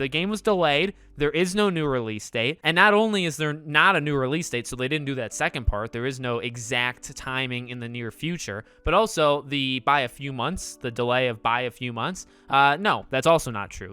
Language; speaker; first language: English; native; English